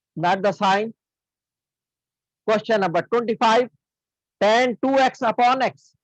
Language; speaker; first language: English; non-native, local second language; Hindi